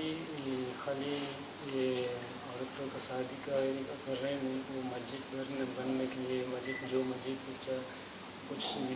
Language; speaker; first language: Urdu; non-native, learner; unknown